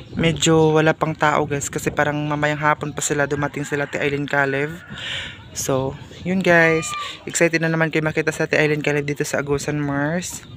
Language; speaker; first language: Filipino; non-native, local second language; Cebuano